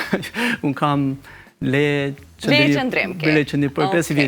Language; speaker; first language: Albanian; non-native, fluent; Korean